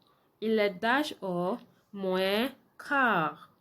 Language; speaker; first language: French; non-native, fluent; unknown